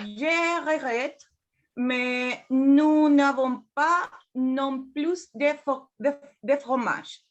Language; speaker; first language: French; non-native, learner; Spanish